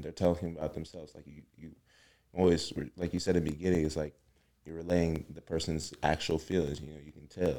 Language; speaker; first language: English; native; English